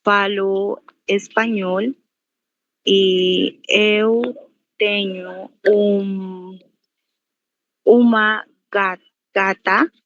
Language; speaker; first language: Portuguese; non-native, learner; Spanish